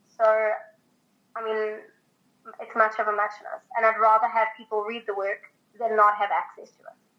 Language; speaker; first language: English; native; English